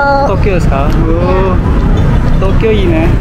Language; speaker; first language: Japanese; non-native, learner; Indonesian